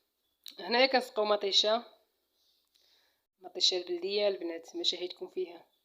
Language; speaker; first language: Arabic; native; Arabic